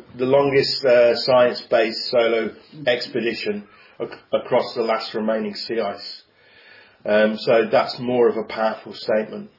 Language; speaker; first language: English; native; English